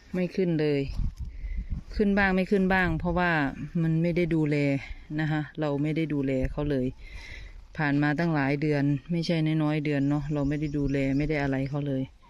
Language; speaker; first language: Thai; non-native, local second language; Lao